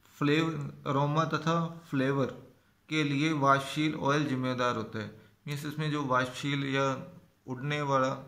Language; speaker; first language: Hindi; non-native, local second language; Punjabi